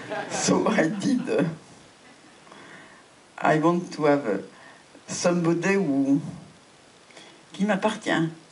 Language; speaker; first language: English; non-native, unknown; French